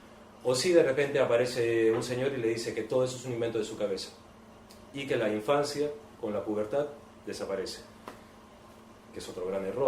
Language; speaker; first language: Spanish; native; Spanish